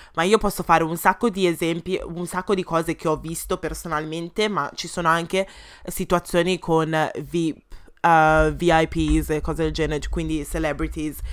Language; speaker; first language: Italian; early bilingual, other home language; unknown